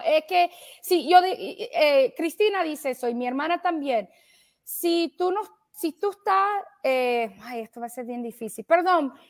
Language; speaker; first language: Spanish; early bilingual, heritage; Spanish